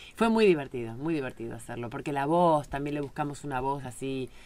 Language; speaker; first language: Spanish; native; Spanish